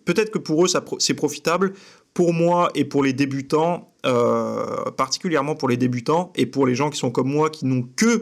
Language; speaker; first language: French; native; French